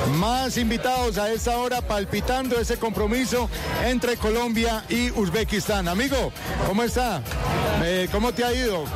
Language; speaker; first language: Spanish; native; Spanish